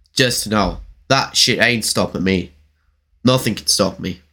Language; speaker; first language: English; non-native, learner; German